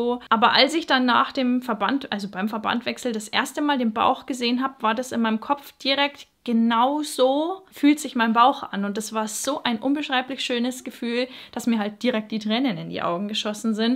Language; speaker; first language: German; native; German